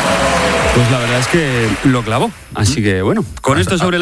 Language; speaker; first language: Spanish; native; Spanish